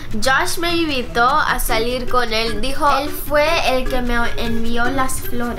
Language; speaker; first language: Spanish; early bilingual, heritage; Spanish